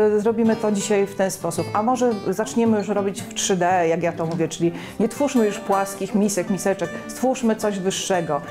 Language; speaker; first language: Polish; native; Polish